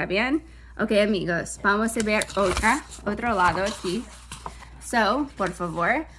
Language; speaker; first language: Spanish; non-native, fluent; English